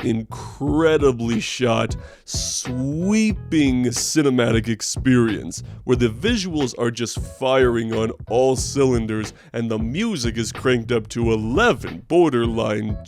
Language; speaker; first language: English; native; English